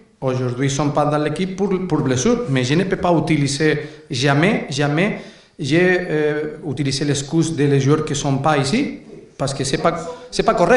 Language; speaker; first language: French; non-native, learner; Spanish